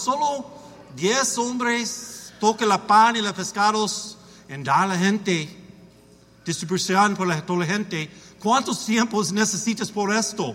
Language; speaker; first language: Spanish; non-native, learner; English